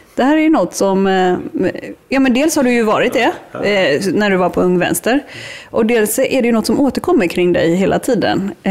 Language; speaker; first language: Swedish; native; Swedish